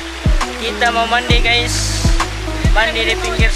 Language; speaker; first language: Indonesian; non-native, local second language; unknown